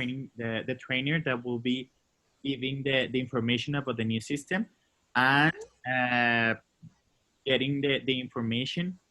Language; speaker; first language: English; non-native, learner; Spanish